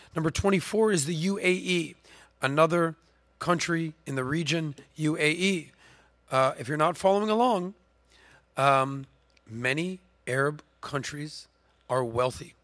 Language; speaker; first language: English; native; English